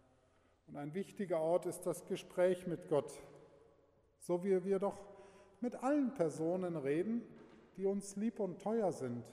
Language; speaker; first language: German; native; German